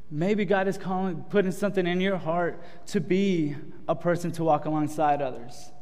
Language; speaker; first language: English; early bilingual, other home language; Spanish